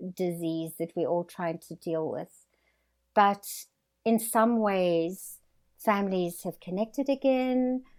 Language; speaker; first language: English; native; English